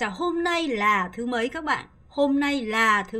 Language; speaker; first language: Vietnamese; non-native, fluent; Korean